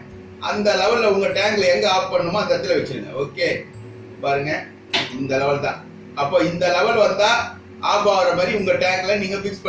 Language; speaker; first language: Tamil; native; Tamil